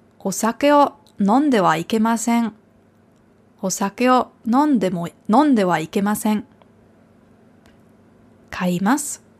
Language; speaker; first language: Japanese; non-native, fluent; German